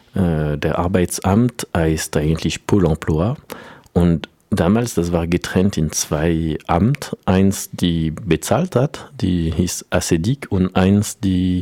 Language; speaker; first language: German; non-native, learner; French